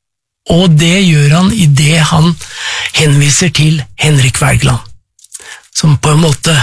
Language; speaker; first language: Norwegian; native; Norwegian